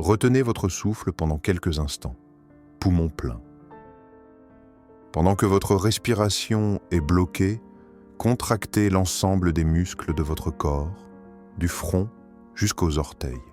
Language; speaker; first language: French; native; French